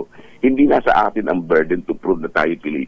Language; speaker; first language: Filipino; native; Filipino